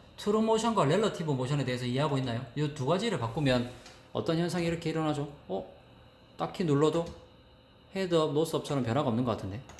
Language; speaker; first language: Korean; native; Korean